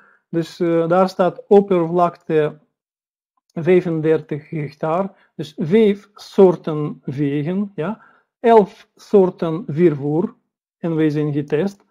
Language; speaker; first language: Dutch; non-native, learner; Russian